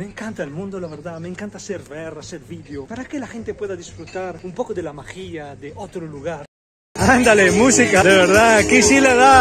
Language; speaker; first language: Spanish; non-native, learner; Italian